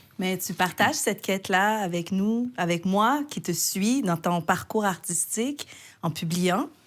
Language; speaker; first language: French; native; French